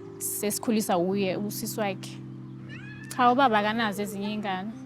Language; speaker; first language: Zulu; native; Zulu